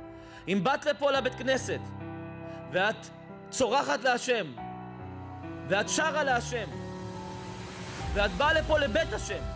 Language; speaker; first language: Hebrew; native; Hebrew